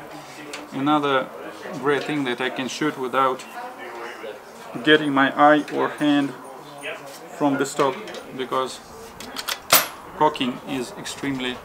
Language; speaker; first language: English; non-native, fluent; Russian